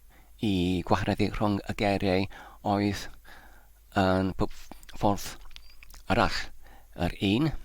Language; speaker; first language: Welsh; non-native, fluent; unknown